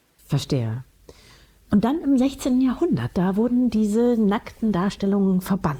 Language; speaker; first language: German; native; German